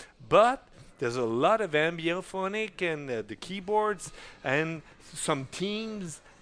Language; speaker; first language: English; non-native, fluent; French